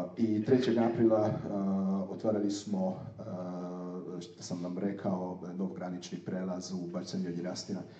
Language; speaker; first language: Serbian; non-native, fluent; Hungarian